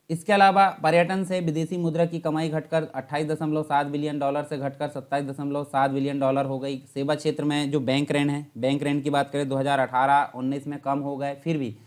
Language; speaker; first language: Hindi; native; Hindi